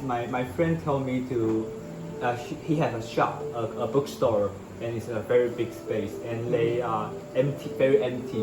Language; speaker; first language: English; non-native, learner; Chinese